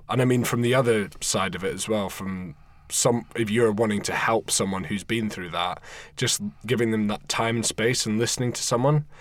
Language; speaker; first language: English; native; English